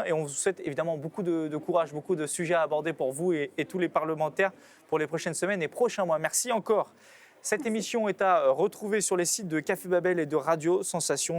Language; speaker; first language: French; native; French